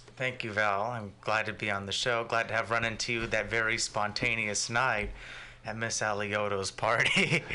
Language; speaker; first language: English; native; English